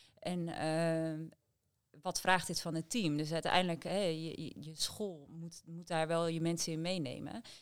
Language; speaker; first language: Dutch; native; Dutch